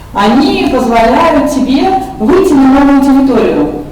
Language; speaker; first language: Russian; native; Russian